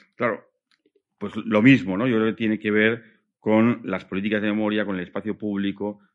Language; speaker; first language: Spanish; native; Spanish